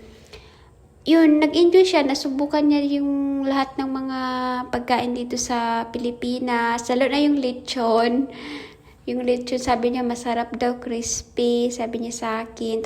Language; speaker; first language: Filipino; non-native, local second language; Hiligaynon